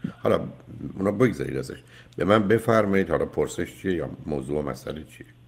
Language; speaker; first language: Persian; native; Persian